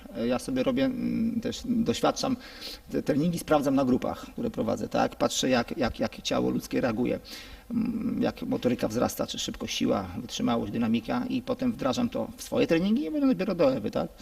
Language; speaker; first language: Polish; native; Polish